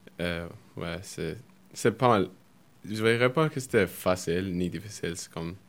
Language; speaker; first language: French; early bilingual, other home language; Spanish